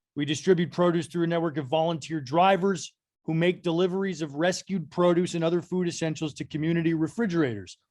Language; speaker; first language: English; native; English